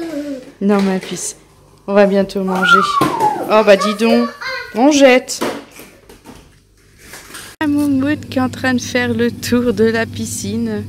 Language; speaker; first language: French; native; French